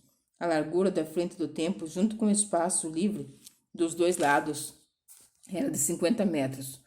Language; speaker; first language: Portuguese; native; Portuguese